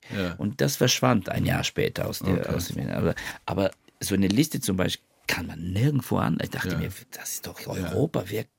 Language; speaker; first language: German; non-native, fluent; Bulgarian